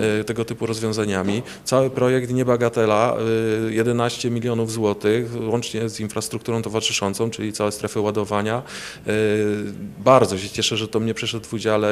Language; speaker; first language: Polish; native; Polish